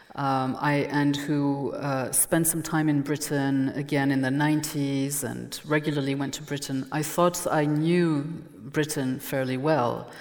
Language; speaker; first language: English; non-native, fluent; French